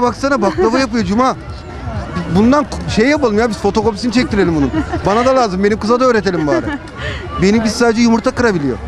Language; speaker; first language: Turkish; native; Turkish